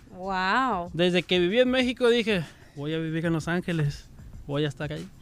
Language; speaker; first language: Spanish; native; Spanish